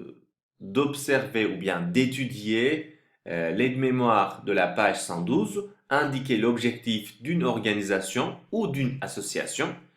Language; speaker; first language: French; non-native, fluent; Turkish